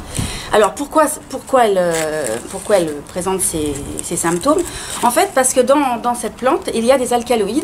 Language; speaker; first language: French; native; French